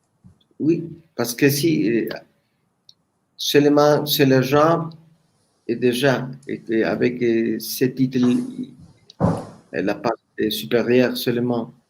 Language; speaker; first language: French; non-native, learner; Spanish